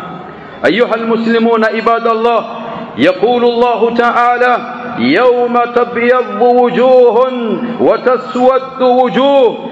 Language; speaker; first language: Arabic; non-native, fluent; Swahili